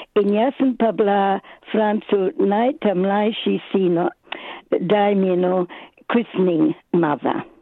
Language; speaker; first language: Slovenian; early bilingual, other home language; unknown